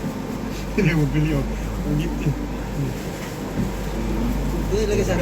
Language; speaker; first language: Filipino; non-native, local second language; Cebuano